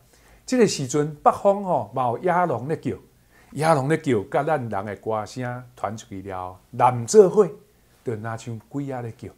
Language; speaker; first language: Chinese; non-native, local second language; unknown